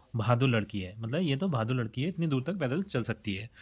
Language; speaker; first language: Hindi; native; Hindi